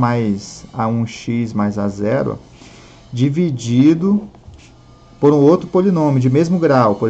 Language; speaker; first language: Portuguese; native; Portuguese